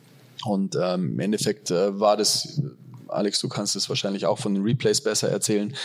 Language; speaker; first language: German; native; German